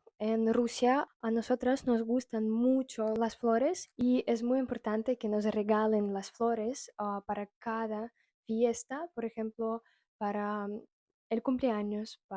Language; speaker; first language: Spanish; non-native, fluent; Russian